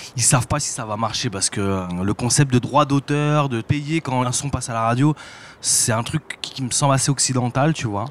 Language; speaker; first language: French; native; French